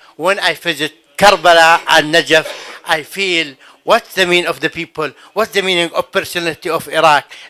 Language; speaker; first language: English; non-native, fluent; Arabic